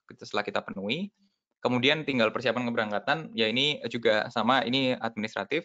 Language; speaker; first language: Indonesian; native; Indonesian